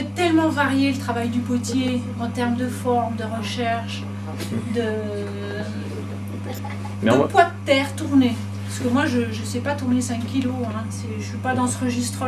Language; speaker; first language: French; native; French